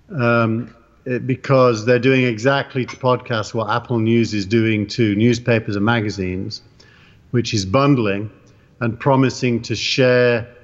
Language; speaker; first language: English; native; English